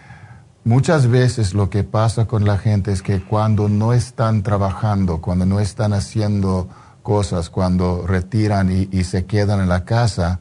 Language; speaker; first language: Spanish; non-native, fluent; English